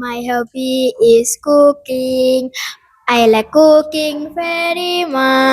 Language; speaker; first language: English; non-native, learner; Indonesian